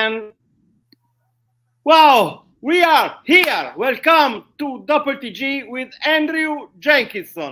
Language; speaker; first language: English; non-native, learner; Italian